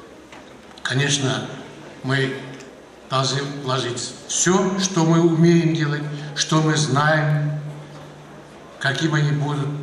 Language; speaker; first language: Russian; non-native, local second language; Kazakh